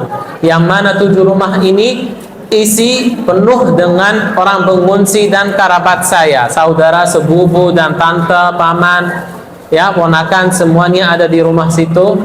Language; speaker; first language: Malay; non-native, fluent; Arabic